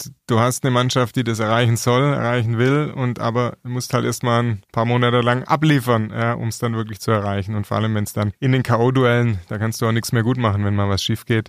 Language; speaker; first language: German; native; German